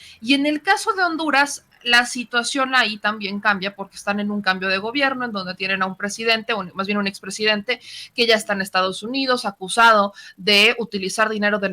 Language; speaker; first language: Spanish; native; Spanish